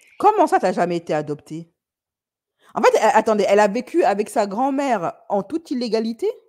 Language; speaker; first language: French; native; French